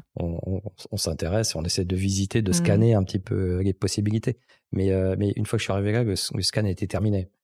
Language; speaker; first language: French; native; French